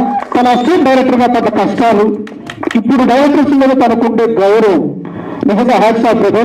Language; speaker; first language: Telugu; native; Telugu